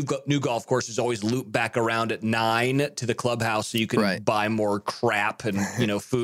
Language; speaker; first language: English; native; English